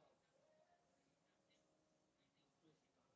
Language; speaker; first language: Russian; non-native, learner; Tajik